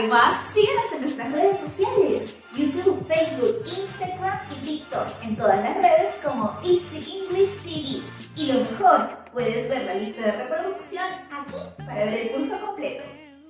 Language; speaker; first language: Spanish; native; Spanish